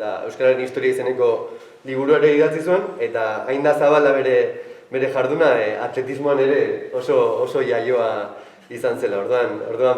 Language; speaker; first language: Basque; native; Basque